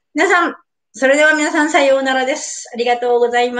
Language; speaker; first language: Japanese; native; Japanese